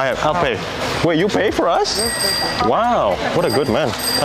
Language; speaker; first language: English; non-native, fluent; Indonesian